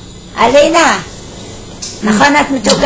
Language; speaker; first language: Hebrew; non-native, fluent; Arabic